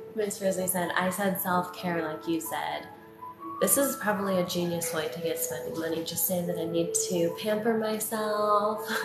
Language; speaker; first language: English; native; English